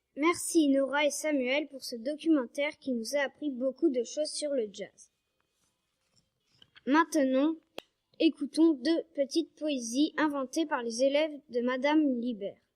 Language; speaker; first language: French; native; French